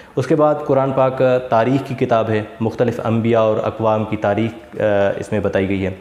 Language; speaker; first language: Urdu; non-native, local second language; Sindhi